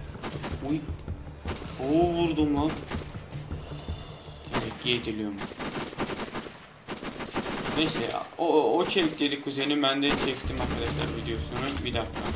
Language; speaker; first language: Turkish; native; Turkish